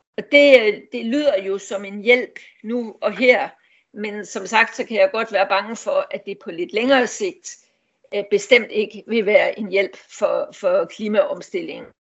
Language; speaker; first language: Danish; native; Danish